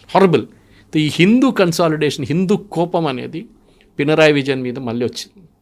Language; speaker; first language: Telugu; non-native, local second language; Malayalam